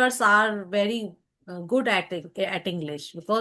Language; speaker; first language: English; non-native, learner; Hindi